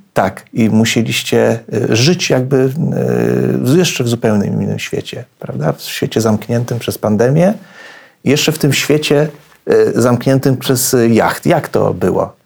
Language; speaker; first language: Polish; native; Polish